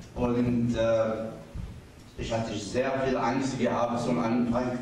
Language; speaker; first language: German; non-native, learner; Arabic